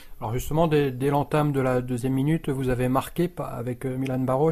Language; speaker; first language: French; native; French